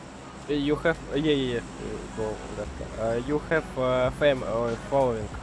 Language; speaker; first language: English; non-native, learner; Russian